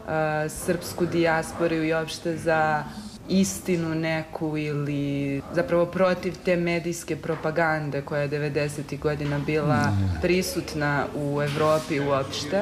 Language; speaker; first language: Serbian; native; Serbian